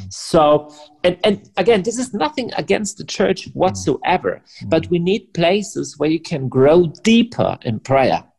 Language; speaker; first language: English; non-native, fluent; German